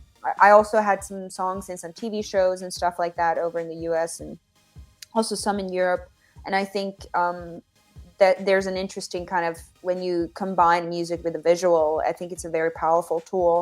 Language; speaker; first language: English; non-native, fluent; Finnish